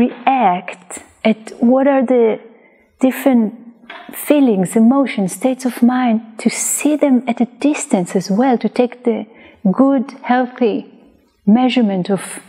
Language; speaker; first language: English; non-native, fluent; Hebrew